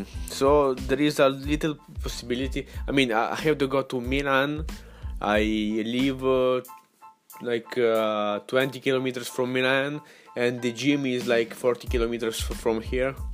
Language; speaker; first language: English; non-native, learner; Ukrainian